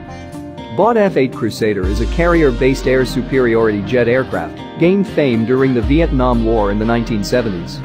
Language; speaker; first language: English; non-native, local second language; Filipino